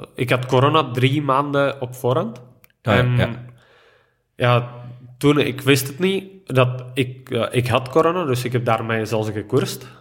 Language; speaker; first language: Dutch; non-native, fluent; Czech